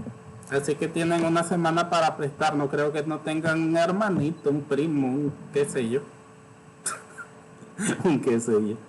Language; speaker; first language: Spanish; native; Spanish